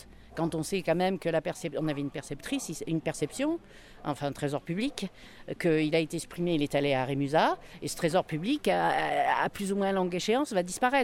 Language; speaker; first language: French; native; French